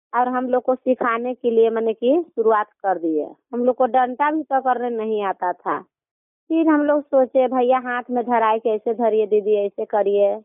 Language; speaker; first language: Hindi; native; Hindi